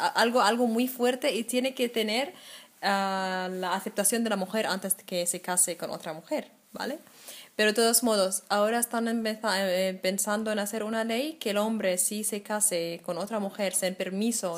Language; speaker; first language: Spanish; non-native, fluent; Arabic